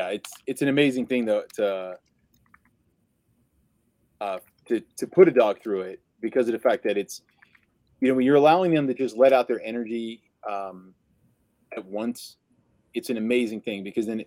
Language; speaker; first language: English; native; English